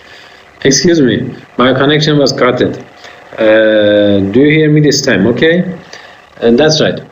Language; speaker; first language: English; non-native, fluent; Persian